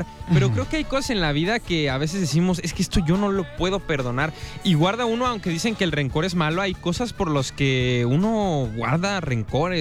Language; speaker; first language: Spanish; native; Spanish